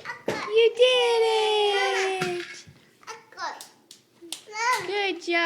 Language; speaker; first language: English; native; English